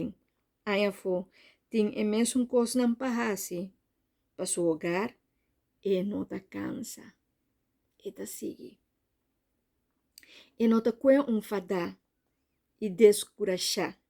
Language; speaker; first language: Portuguese; non-native, learner; Papiamento